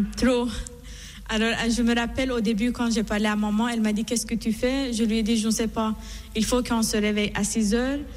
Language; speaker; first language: French; non-native, fluent; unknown